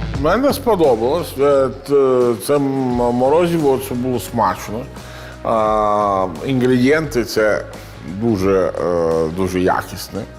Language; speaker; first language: Ukrainian; non-native, learner; Italian